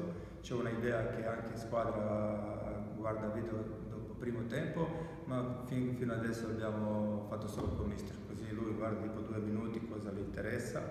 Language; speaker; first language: Italian; non-native, fluent; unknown